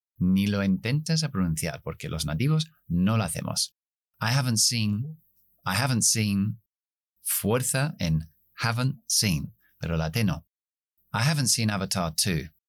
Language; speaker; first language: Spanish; non-native, fluent; English